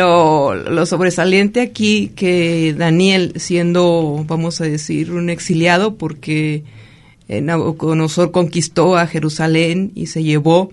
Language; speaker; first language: Spanish; native; Spanish